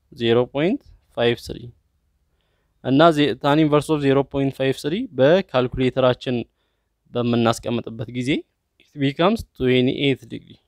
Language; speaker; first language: English; non-native, fluent; Amharic